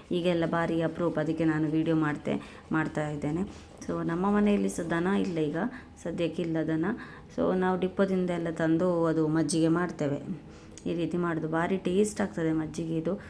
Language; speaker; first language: Kannada; non-native, local second language; Tulu